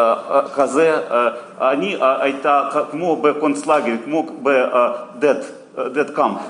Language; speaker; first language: Hebrew; non-native, learner; Russian